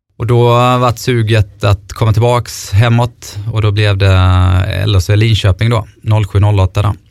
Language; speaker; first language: Swedish; native; Swedish